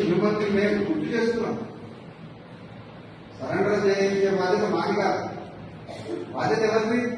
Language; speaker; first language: Telugu; native; Telugu